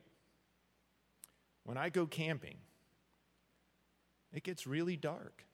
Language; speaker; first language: English; native; English